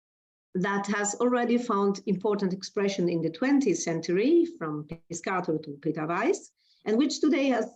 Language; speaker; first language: English; non-native, fluent; Italian